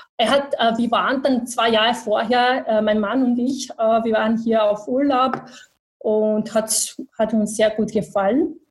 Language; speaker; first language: German; non-native, fluent; Bosnian